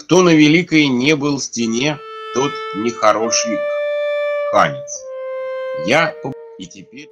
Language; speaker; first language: Russian; native; Russian